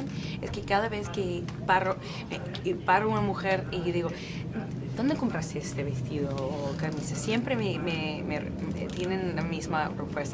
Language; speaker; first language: Spanish; non-native, fluent; English